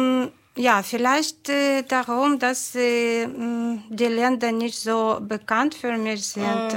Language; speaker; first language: German; non-native, fluent; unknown